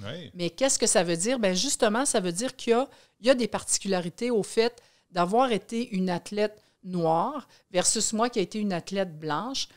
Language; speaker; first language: French; native; French